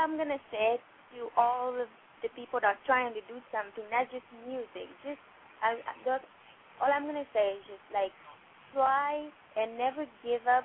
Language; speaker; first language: English; non-native, fluent; French